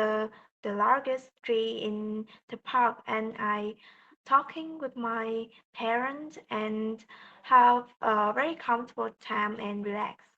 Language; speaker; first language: English; non-native, learner; Vietnamese